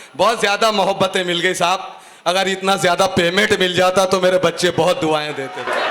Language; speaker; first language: Hindi; native; Hindi